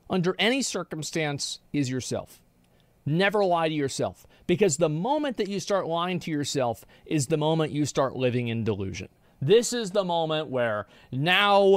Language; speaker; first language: English; native; English